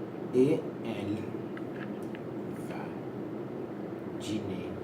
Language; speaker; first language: French; non-native, learner; Portuguese